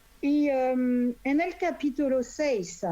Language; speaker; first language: Spanish; non-native, fluent; French